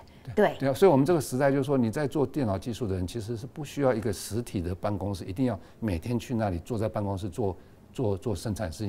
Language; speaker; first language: Chinese; native; Chinese